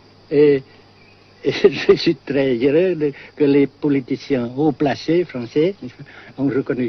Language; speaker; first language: French; non-native, fluent; Vietnamese